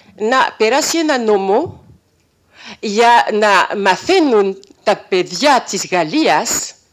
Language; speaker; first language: Greek; non-native, fluent; French